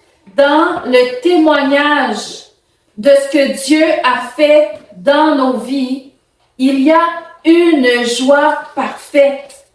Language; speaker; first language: French; native; French